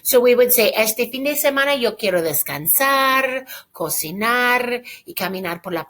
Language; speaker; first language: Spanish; non-native, fluent; English